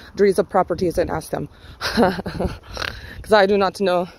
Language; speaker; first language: English; native; English